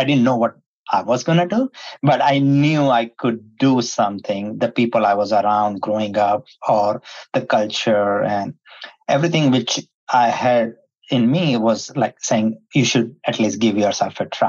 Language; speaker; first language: English; non-native, local second language; Hindi